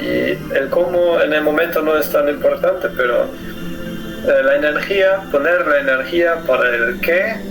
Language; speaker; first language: Spanish; non-native, fluent; German